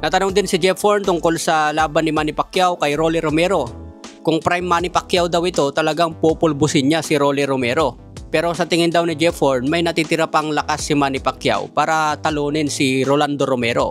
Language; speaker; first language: Filipino; native; Filipino